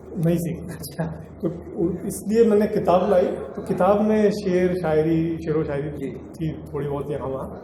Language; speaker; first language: Hindi; non-native, local second language; Marathi